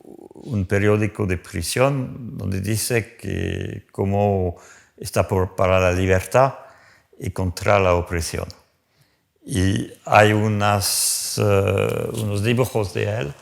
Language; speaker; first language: Spanish; non-native, fluent; French